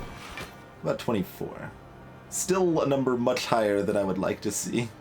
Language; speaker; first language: English; native; English